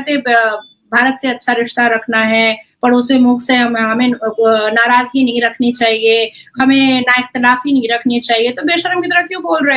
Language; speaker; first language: Hindi; native; Hindi